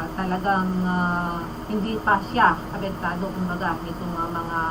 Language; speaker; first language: Filipino; non-native, local second language; Iloko